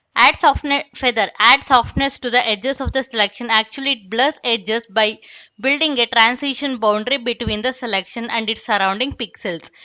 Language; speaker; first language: English; non-native, local second language; Kannada